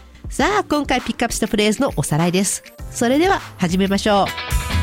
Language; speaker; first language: Japanese; native; Japanese